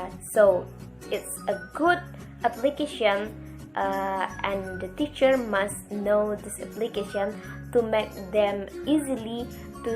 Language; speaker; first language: English; non-native, learner; Indonesian